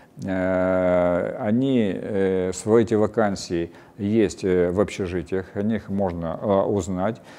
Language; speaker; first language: Russian; native; Russian